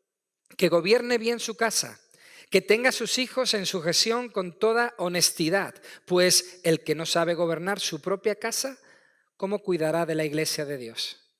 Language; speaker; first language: Spanish; native; Spanish